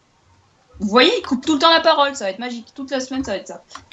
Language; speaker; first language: French; native; French